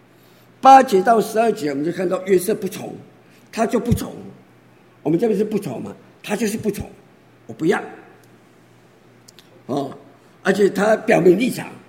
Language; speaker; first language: Chinese; native; Chinese